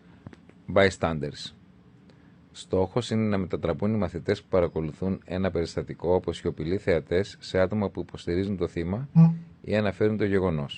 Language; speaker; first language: Greek; native; Greek